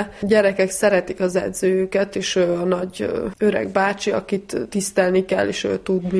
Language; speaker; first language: Hungarian; early bilingual, heritage; Hungarian